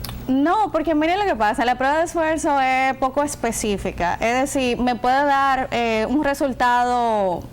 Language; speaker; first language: Spanish; native; Spanish